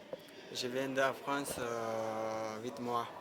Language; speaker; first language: French; non-native, learner; Pashto